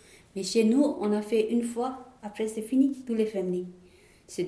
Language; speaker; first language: French; non-native, learner; Tibetan